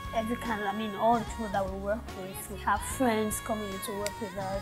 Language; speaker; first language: English; non-native, local second language; Yoruba